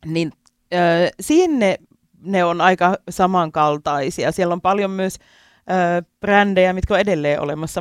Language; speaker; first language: Finnish; native; Finnish